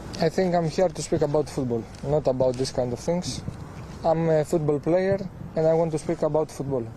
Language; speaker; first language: English; non-native, fluent; Greek